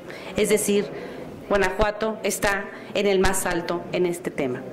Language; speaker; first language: Spanish; native; Spanish